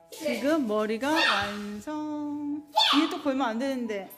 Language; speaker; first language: Korean; native; Korean